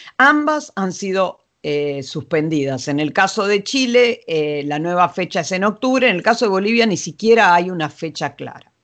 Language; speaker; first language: Spanish; non-native, fluent; Dutch